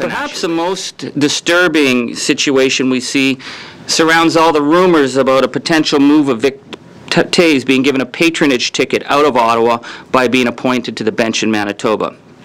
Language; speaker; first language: English; native; English